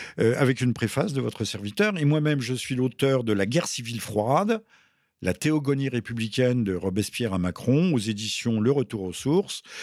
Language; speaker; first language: French; native; French